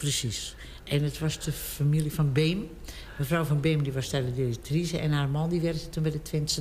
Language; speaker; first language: Dutch; native; Dutch